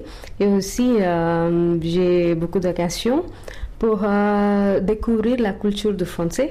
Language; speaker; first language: French; non-native, learner; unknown